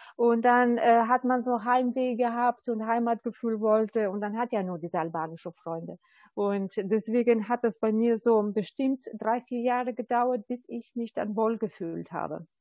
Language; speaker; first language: German; non-native, fluent; Albanian